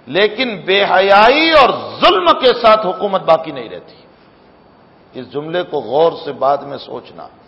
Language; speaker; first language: Urdu; native; Urdu